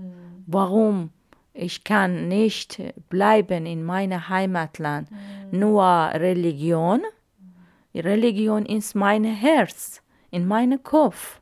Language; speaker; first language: German; non-native, learner; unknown